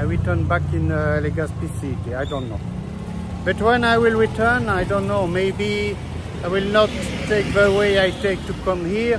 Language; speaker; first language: English; non-native, learner; French